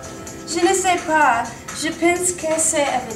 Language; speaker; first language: French; non-native, learner; English